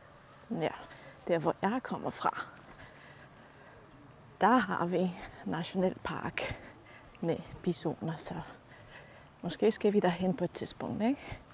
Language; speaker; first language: Danish; non-native, fluent; Polish